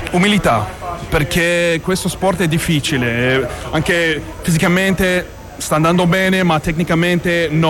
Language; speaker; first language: Italian; non-native, learner; English